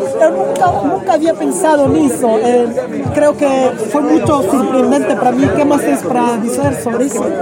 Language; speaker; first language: Spanish; non-native, learner; Portuguese